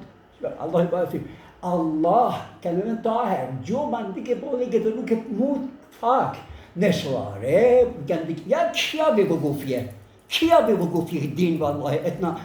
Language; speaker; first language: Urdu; non-native, learner; Persian